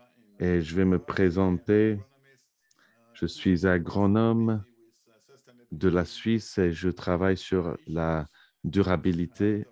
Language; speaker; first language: French; non-native, fluent; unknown